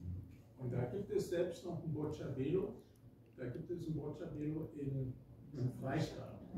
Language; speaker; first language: German; early bilingual, heritage; German